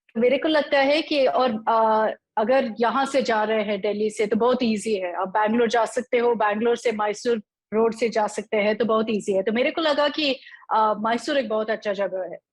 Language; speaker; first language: Hindi; non-native, local second language; Telugu